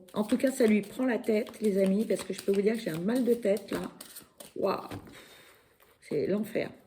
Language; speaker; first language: French; native; French